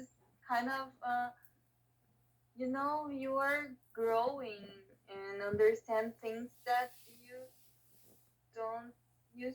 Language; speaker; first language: English; non-native, learner; Portuguese